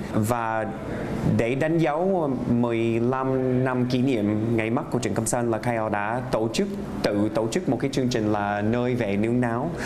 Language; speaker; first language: Vietnamese; non-native, fluent; English